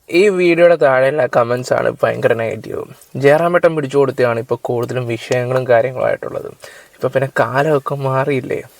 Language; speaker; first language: Malayalam; native; Malayalam